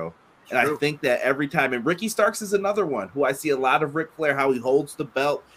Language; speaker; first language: English; native; English